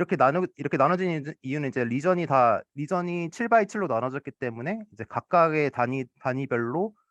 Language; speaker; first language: Korean; native; Korean